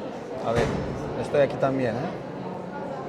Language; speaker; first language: Spanish; non-native, learner; Turkish